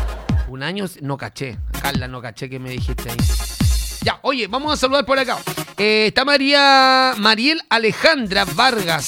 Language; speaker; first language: Spanish; native; Spanish